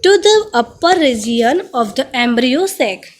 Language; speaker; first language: English; non-native, local second language; Gujarati